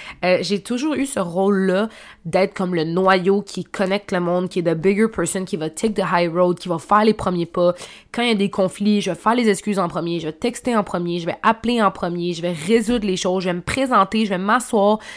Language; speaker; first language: French; native; French